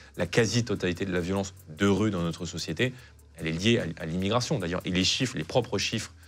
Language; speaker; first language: French; native; French